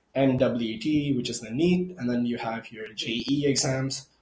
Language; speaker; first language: English; non-native, local second language; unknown